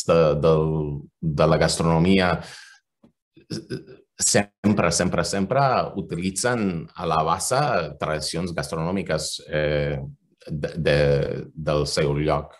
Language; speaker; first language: Catalan; non-native, fluent; English